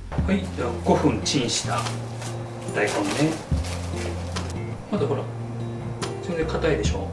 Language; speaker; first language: Japanese; native; Japanese